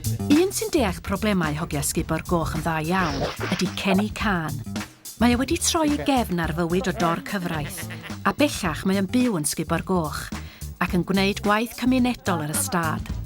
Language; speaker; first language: Welsh; native; Welsh